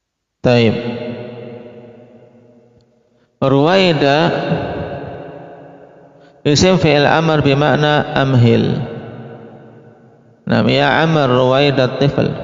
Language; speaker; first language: Arabic; non-native, fluent; Indonesian